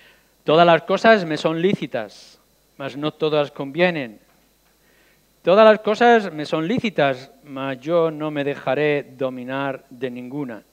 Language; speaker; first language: Spanish; native; Spanish